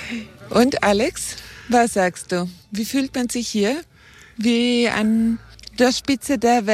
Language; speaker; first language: German; non-native, fluent; Croatian